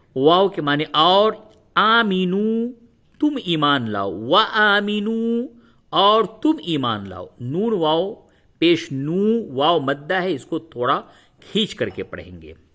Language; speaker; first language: Urdu; native; Urdu